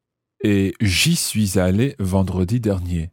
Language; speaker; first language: French; non-native, fluent; English